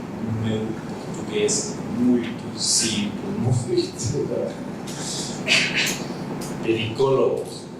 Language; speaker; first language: Portuguese; non-native, learner; French